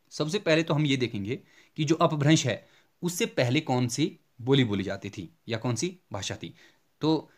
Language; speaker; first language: Hindi; native; Hindi